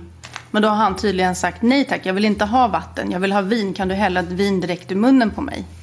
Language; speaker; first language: Swedish; native; Swedish